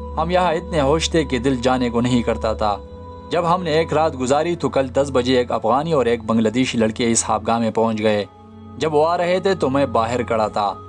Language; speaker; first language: Urdu; non-native, local second language; Pashto